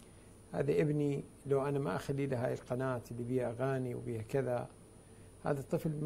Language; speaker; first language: Arabic; native; Arabic